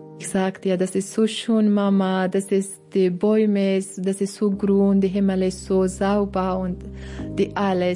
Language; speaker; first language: German; non-native, learner; Persian